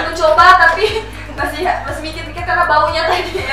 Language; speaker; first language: Indonesian; native; Indonesian